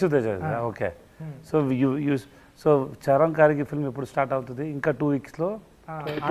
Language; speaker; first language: Telugu; non-native, learner; Tamil